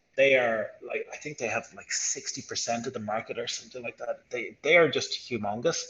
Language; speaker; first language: English; native; English